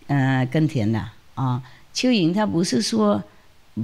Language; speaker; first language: Chinese; non-native, fluent; Vietnamese